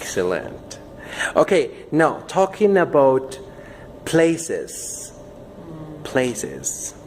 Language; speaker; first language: English; non-native, fluent; Spanish